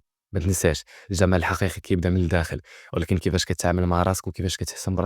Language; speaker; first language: Arabic; native; Arabic